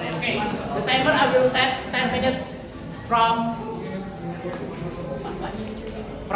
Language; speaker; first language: English; non-native, learner; Indonesian